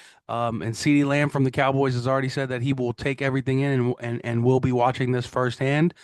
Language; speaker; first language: English; native; English